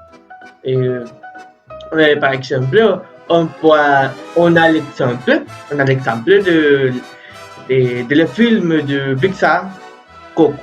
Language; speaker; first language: French; non-native, learner; Spanish